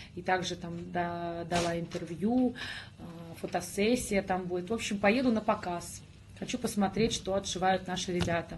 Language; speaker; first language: Russian; native; Russian